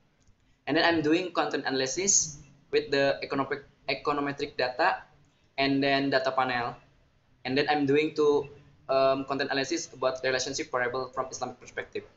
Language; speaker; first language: English; non-native, learner; Indonesian